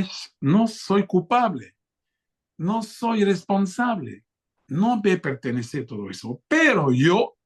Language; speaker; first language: Spanish; non-native, fluent; French